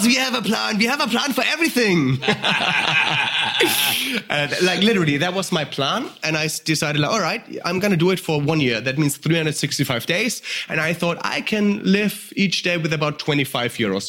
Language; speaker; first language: English; non-native, fluent; German